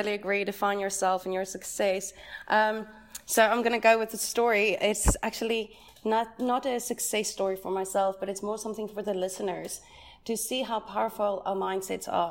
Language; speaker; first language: English; non-native, local second language; Afrikaans